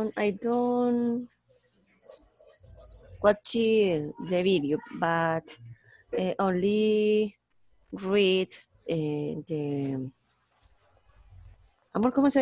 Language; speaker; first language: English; non-native, learner; Spanish